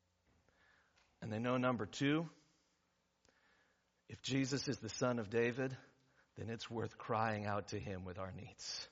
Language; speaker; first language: English; native; English